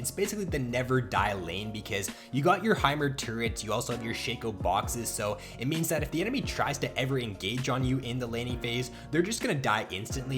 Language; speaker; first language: English; native; English